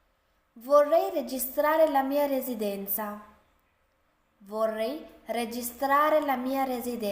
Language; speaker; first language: Italian; non-native, fluent; Urdu